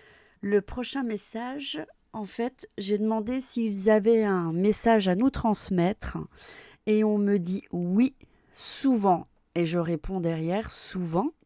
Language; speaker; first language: French; native; French